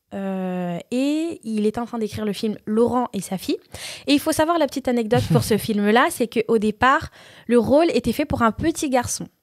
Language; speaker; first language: French; early bilingual, other home language; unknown